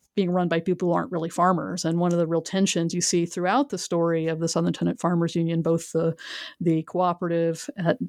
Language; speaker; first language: English; native; English